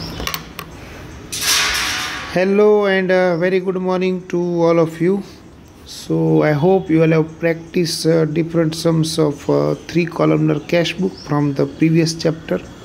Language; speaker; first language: English; non-native, local second language; Gujarati